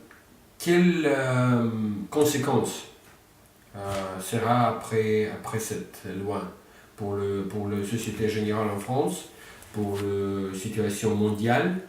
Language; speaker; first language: French; non-native, learner; Russian